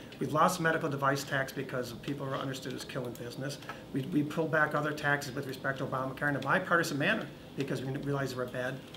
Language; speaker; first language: English; native; English